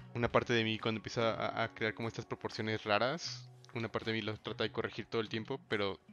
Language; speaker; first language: Spanish; native; Spanish